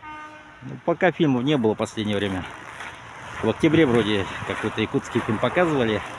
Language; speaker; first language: Russian; native; Russian